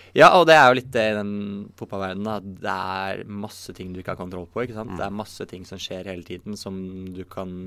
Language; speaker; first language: Norwegian; native; Norwegian